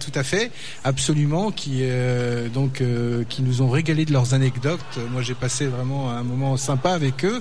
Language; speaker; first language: French; native; French